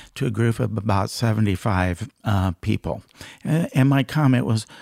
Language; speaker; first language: English; native; English